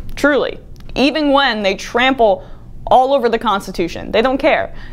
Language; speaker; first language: English; native; English